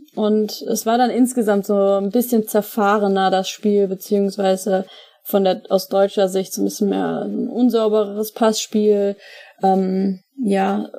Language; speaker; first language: German; native; German